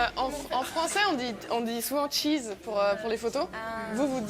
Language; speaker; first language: French; native; French